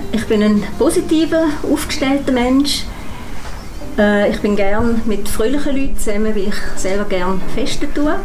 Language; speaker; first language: German; native; German